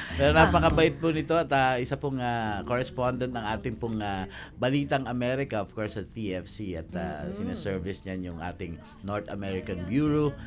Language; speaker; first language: Filipino; native; Filipino